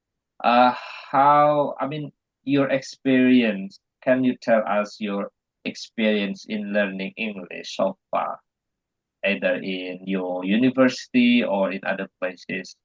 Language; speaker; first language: English; non-native, fluent; Indonesian